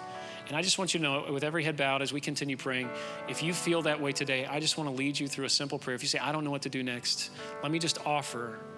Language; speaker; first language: English; native; English